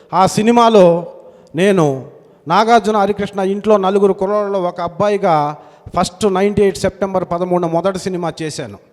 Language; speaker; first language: Telugu; native; Telugu